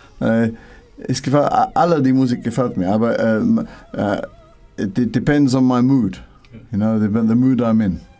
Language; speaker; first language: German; non-native, learner; English